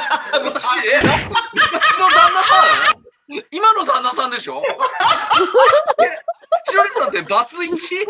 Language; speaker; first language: Japanese; native; Japanese